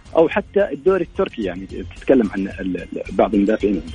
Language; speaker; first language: Arabic; native; Arabic